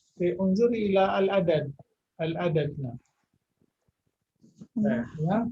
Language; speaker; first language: Arabic; non-native, fluent; Indonesian